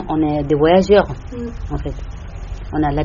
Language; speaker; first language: French; non-native, learner; Tibetan